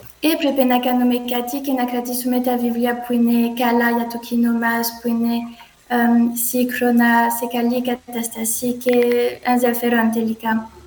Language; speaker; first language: Greek; non-native, learner; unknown